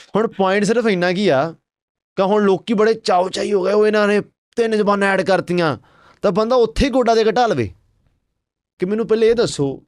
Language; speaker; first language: Punjabi; native; Punjabi